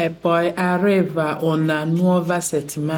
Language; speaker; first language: Italian; non-native, learner; Arabic